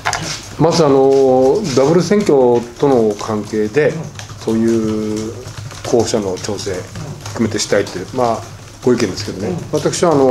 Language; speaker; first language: Japanese; native; Japanese